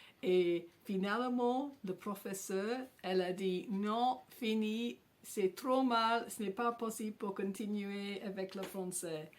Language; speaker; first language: French; non-native, learner; English